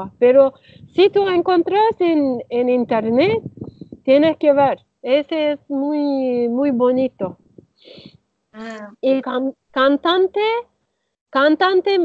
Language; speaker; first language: Spanish; non-native, learner; Turkish